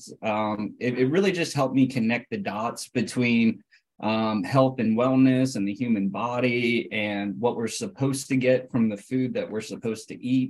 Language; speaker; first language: English; native; English